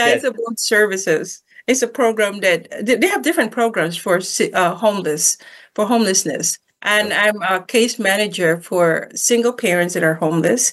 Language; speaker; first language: English; non-native, local second language; Filipino